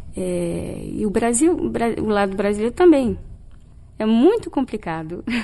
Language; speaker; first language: Portuguese; non-native, fluent; French